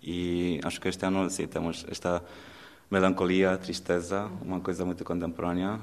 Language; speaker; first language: Portuguese; non-native, fluent; Romanian